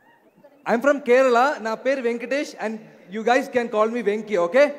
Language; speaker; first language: Telugu; non-native, learner; Malayalam